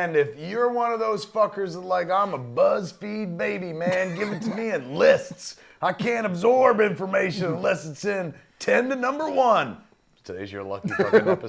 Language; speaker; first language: English; native; English